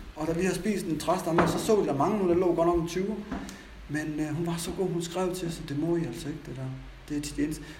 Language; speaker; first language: Danish; native; Danish